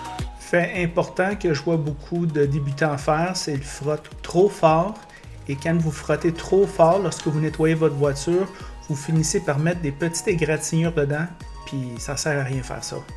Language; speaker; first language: French; native; French